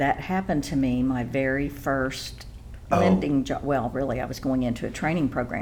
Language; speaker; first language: English; native; English